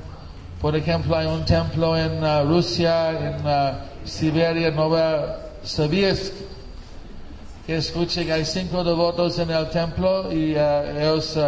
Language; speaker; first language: Spanish; non-native, fluent; English